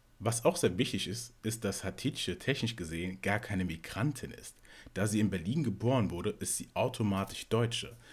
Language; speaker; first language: German; early bilingual, other home language; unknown